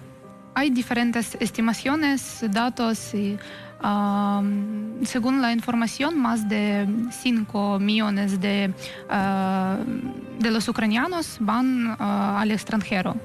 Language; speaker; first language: Spanish; non-native, fluent; Ukrainian